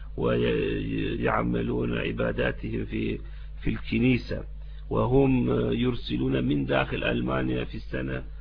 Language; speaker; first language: Arabic; non-native, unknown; Turkish